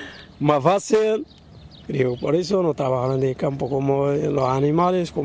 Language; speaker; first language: Spanish; non-native, learner; Arabic